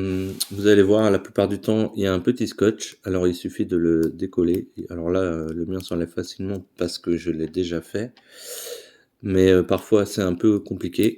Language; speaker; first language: French; native; French